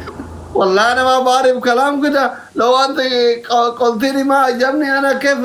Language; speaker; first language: Arabic; non-native, learner; Oromo